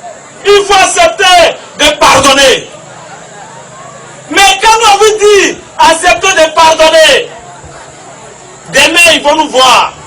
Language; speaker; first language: French; non-native, local second language; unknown